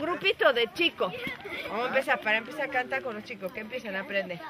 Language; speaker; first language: Spanish; native; Spanish